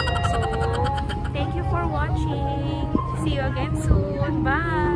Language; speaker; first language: English; non-native, local second language; Filipino